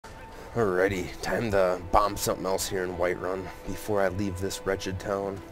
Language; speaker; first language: English; native; English